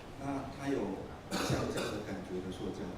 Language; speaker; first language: Chinese; native; Chinese